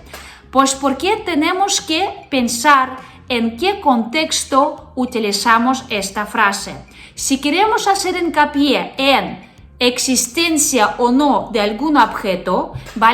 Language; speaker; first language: Spanish; non-native, fluent; Russian